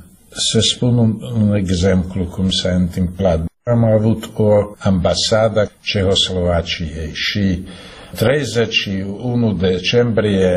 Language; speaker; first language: Romanian; non-native, fluent; Slovak